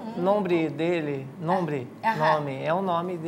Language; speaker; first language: Spanish; non-native, learner; Portuguese